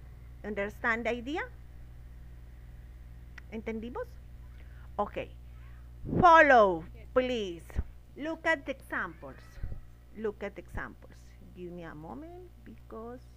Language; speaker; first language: English; non-native, learner; Spanish